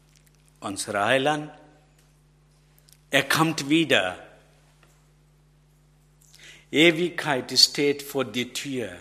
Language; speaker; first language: German; non-native, learner; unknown